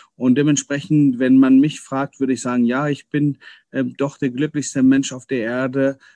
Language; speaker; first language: German; early bilingual, other home language; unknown